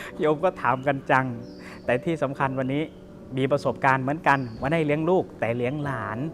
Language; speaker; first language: Thai; native; Thai